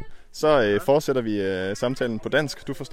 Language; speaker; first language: Danish; native; Danish